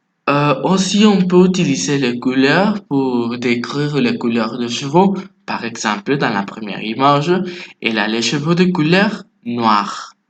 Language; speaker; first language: French; non-native, fluent; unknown